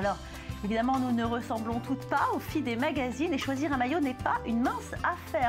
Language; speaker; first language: French; native; French